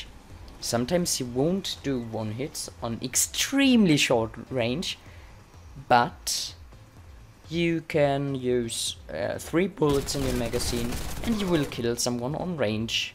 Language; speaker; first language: English; non-native, fluent; Swiss German